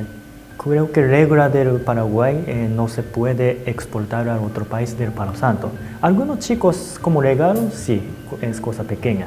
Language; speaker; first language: Spanish; non-native, learner; Japanese